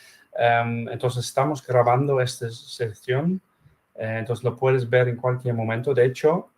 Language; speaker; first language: Spanish; non-native, fluent; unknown